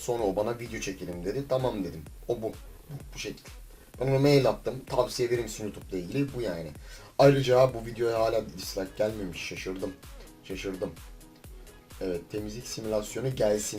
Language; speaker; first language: Turkish; native; Turkish